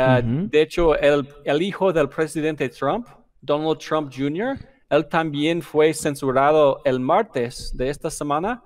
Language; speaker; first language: Spanish; non-native, fluent; English